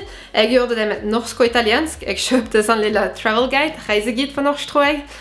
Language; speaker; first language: Norwegian; non-native, fluent; French